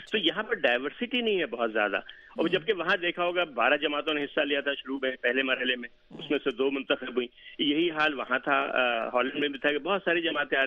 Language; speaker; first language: Urdu; native; Urdu